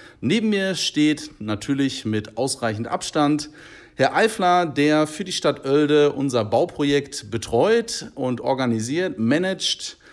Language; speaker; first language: German; native; German